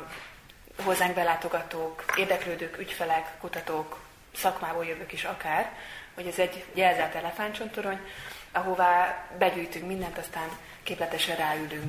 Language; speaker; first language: Hungarian; native; Hungarian